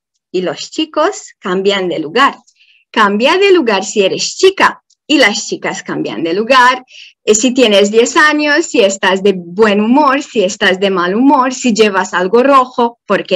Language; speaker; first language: Spanish; non-native, fluent; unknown